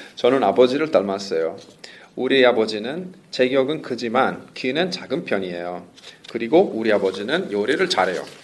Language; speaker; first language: Korean; non-native, learner; Italian